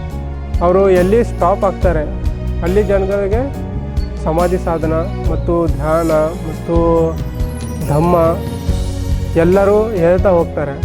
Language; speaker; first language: Kannada; non-native, local second language; Marathi